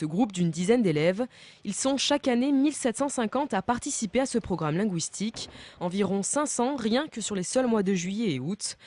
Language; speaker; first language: French; native; French